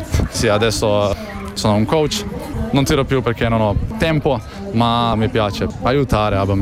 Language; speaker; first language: Italian; non-native, learner; Slovenian